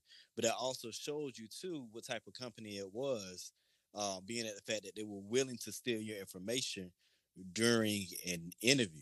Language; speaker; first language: English; native; English